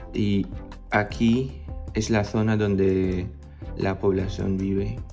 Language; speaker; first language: Spanish; non-native, fluent; Filipino